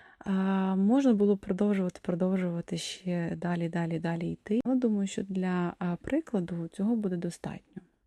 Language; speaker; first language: Ukrainian; non-native, local second language; Russian